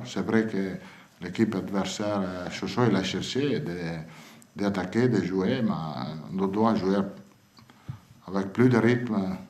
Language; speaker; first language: French; non-native, fluent; Italian